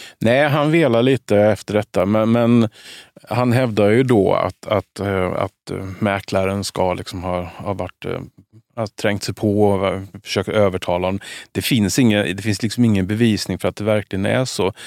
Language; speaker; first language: Swedish; native; Swedish